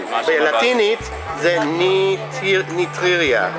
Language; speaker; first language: Hebrew; non-native, fluent; English